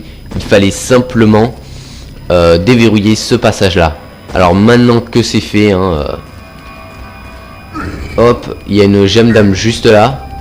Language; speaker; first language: French; native; French